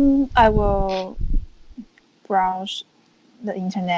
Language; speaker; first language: English; non-native, learner; Chinese